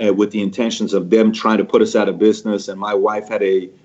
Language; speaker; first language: English; early bilingual, other home language; Persian